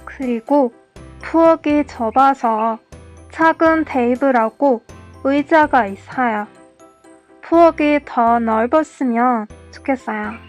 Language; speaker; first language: Korean; non-native, learner; Persian